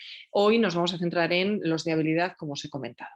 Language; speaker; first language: Spanish; native; Spanish